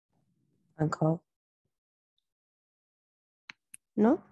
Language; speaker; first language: French; non-native, learner; Spanish